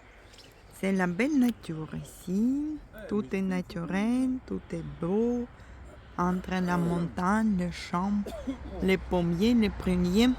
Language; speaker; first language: French; non-native, fluent; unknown